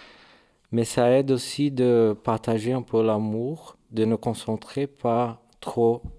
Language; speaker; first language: French; non-native, learner; Portuguese